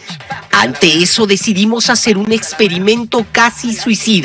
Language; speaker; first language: Spanish; native; Spanish